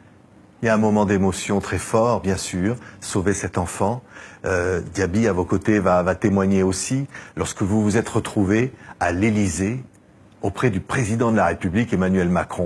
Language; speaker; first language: French; native; French